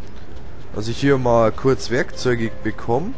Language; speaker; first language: German; native; German